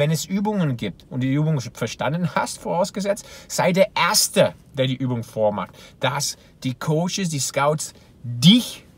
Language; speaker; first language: German; non-native, fluent; English